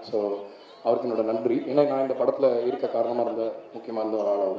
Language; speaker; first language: Tamil; native; Tamil